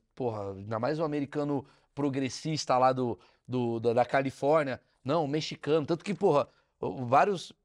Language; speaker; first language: Portuguese; native; Portuguese